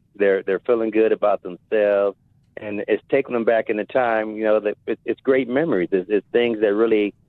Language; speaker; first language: English; native; English